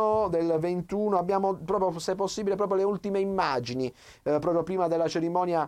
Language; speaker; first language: Italian; native; Italian